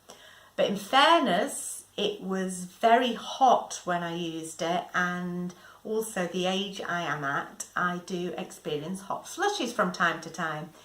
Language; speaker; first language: English; native; English